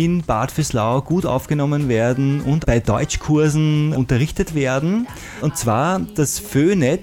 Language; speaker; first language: German; native; German